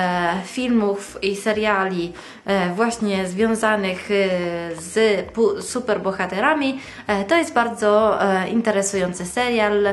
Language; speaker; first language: Polish; non-native, fluent; Italian